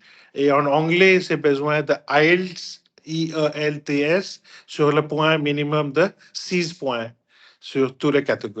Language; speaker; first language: French; non-native, fluent; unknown